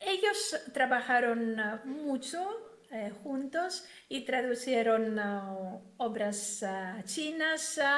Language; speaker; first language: Spanish; non-native, fluent; Greek